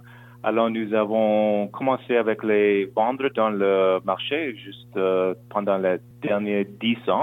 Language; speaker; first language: French; non-native, local second language; English